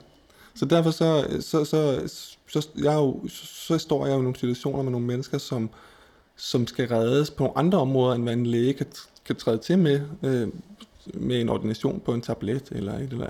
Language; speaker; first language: Danish; native; Danish